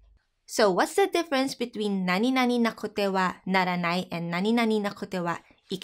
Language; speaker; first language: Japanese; non-native, fluent; Filipino